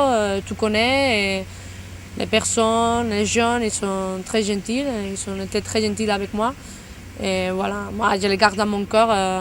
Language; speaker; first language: French; non-native, fluent; Spanish